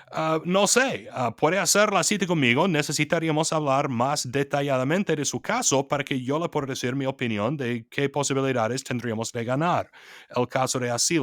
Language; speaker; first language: Spanish; non-native, fluent; English